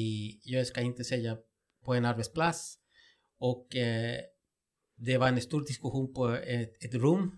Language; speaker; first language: Swedish; non-native, fluent; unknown